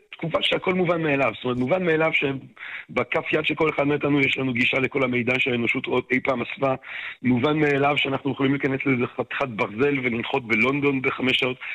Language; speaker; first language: Hebrew; non-native, fluent; French